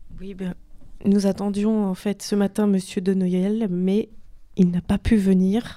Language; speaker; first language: French; native; French